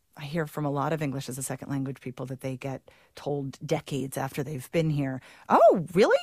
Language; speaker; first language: English; native; English